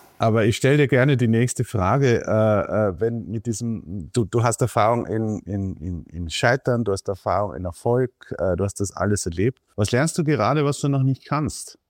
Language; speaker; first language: German; native; German